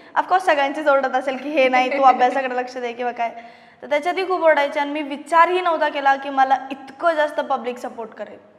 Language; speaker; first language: Marathi; non-native, local second language; Malayalam